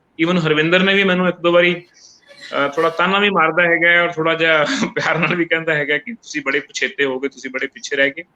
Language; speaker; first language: Punjabi; native; Punjabi